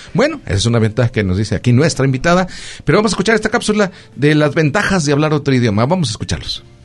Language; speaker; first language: Spanish; native; Spanish